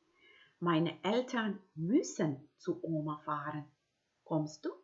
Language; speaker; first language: German; non-native, fluent; Macedonian